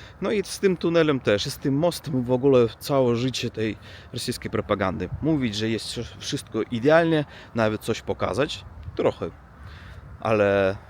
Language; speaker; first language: Polish; non-native, learner; Russian